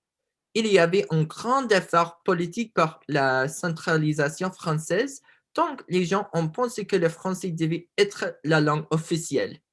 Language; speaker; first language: French; non-native, learner; English